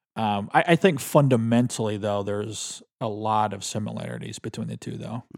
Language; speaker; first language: English; native; English